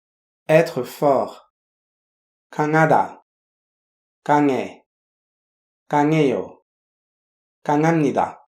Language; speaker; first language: Korean; non-native, fluent; French